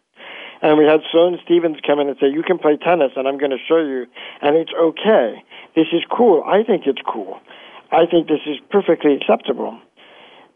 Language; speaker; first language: English; native; English